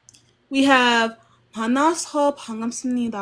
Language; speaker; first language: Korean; non-native, learner; English